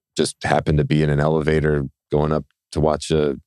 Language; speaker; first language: English; native; English